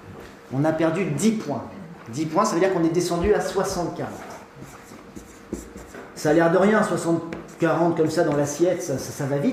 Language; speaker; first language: French; native; French